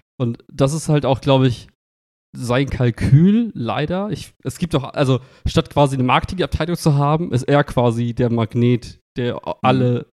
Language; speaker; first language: German; native; German